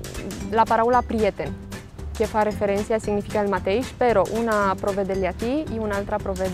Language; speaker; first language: Catalan; non-native, fluent; Romanian